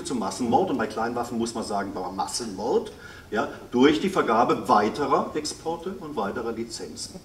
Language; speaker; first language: German; native; German